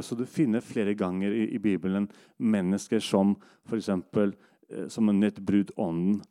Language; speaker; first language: Norwegian; non-native, fluent; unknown